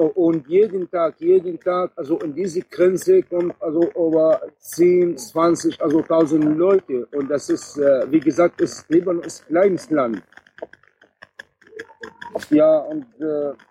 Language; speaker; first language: German; non-native, learner; Arabic